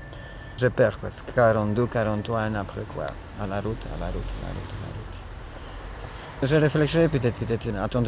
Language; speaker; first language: French; non-native, learner; Polish